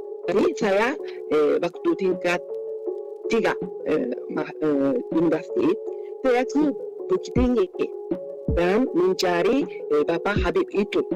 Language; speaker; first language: Indonesian; non-native, fluent; Japanese